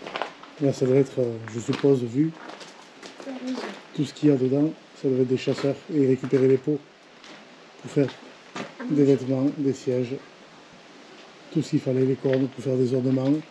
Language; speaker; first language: French; native; French